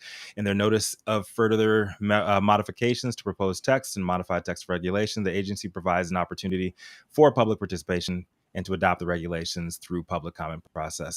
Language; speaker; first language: English; native; English